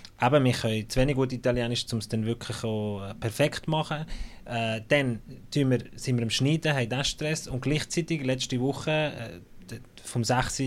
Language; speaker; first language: German; native; German